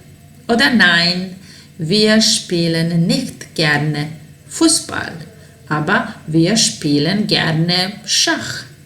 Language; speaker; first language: German; non-native, fluent; Serbian